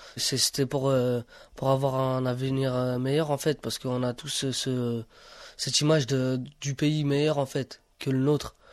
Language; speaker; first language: French; early bilingual, other home language; Romany